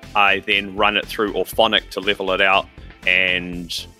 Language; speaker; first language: English; native; English